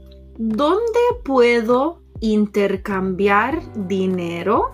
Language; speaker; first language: Spanish; non-native, fluent; English